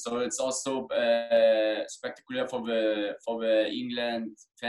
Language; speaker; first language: English; non-native, learner; German